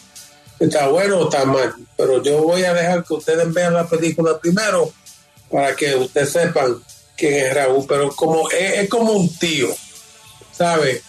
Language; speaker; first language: Spanish; early bilingual, heritage; Spanish